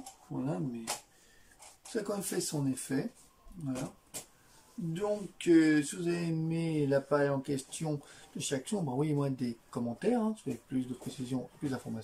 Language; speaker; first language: French; native; French